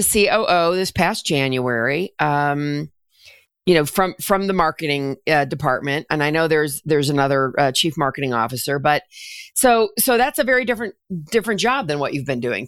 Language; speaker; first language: English; native; English